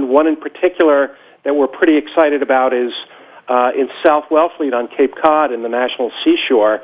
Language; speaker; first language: English; native; English